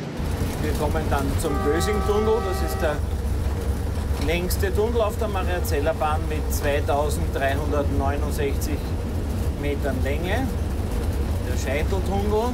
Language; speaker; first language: German; native; German